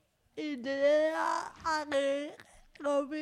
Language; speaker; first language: Spanish; non-native, learner; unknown